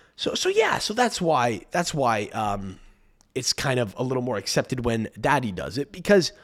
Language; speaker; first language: English; early bilingual, other home language; Italian